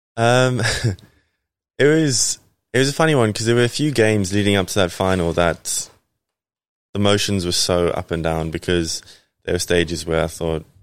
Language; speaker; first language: English; native; English